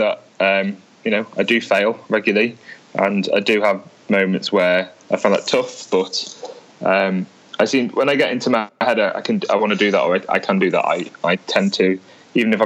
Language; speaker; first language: English; native; English